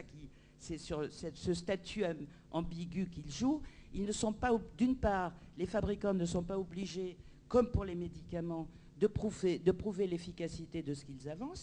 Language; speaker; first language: French; native; French